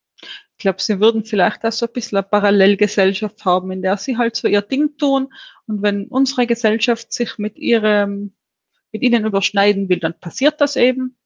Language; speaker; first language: German; native; German